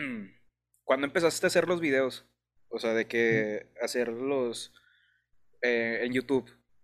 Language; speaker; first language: Spanish; native; Spanish